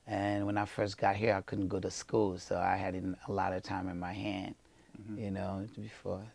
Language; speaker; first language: English; early bilingual, other home language; Haitian Creole